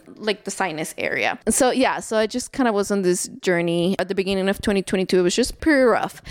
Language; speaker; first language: English; early bilingual, other home language; Spanish